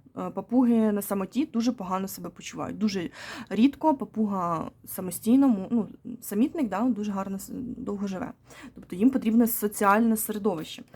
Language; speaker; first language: Ukrainian; non-native, local second language; Russian